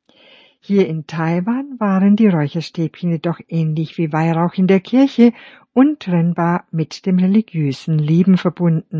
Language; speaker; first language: German; native; German